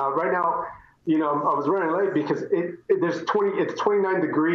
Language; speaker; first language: English; native; English